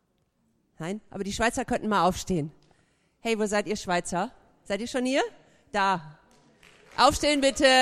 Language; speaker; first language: German; native; German